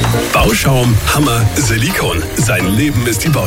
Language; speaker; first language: German; native; German